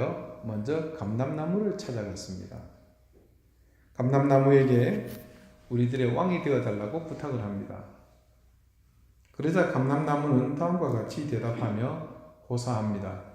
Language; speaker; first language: Korean; native; Korean